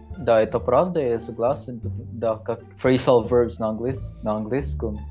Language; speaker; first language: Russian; non-native, learner; Filipino